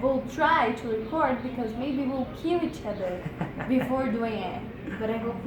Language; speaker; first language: English; non-native, fluent; Portuguese